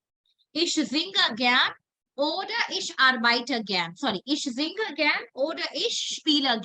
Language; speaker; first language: German; non-native, fluent; Hindi